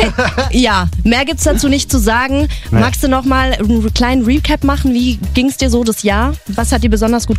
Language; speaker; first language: German; native; German